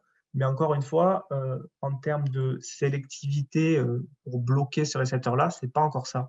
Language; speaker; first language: French; native; French